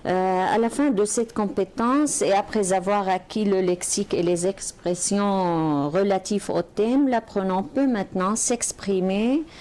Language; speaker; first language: French; non-native, local second language; Arabic